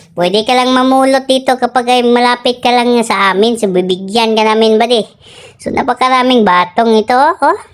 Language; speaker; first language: Filipino; non-native, local second language; Cebuano